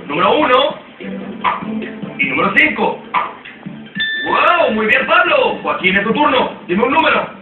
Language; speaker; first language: Spanish; native; Spanish